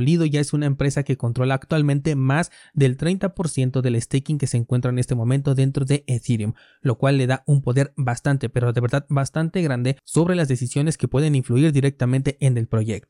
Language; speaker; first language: Spanish; native; Spanish